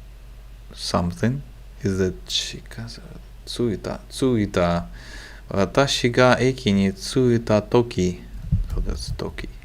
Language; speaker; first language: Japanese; non-native, learner; English